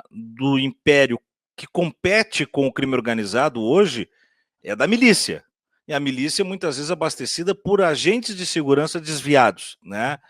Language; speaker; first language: Portuguese; native; Portuguese